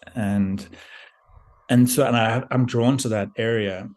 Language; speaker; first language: English; native; English